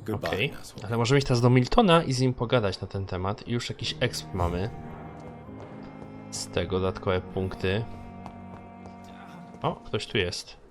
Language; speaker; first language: Polish; native; Polish